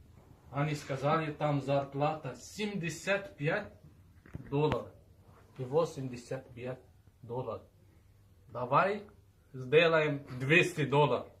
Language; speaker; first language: Russian; non-native, learner; Arabic